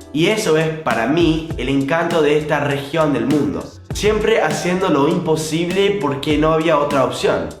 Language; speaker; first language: Spanish; non-native, fluent; English